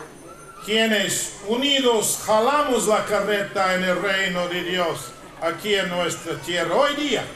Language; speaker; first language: Spanish; non-native, fluent; English